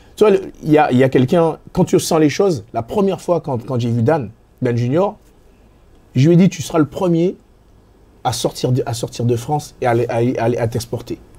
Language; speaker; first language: French; native; French